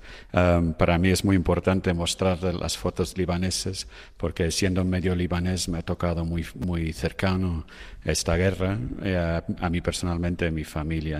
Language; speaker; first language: Spanish; non-native, fluent; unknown